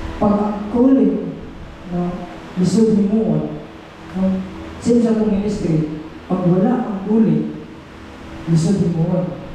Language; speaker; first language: Filipino; non-native, local second language; Cebuano